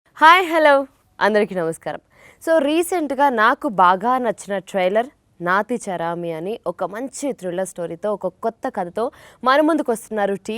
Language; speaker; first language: Telugu; native; Telugu